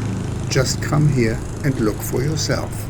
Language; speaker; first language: English; non-native, fluent; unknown